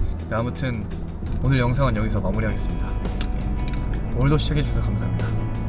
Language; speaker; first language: Korean; native; Korean